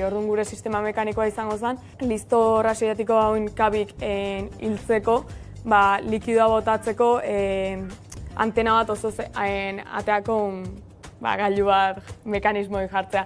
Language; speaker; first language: Basque; native; Basque